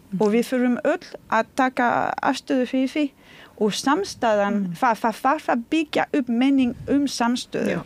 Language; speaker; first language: Icelandic; non-native, learner; French